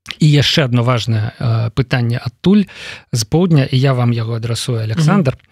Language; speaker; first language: Belarusian; non-native, local second language; Russian